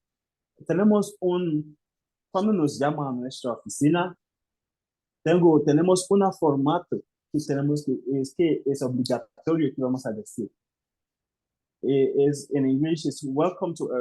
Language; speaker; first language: Spanish; non-native, fluent; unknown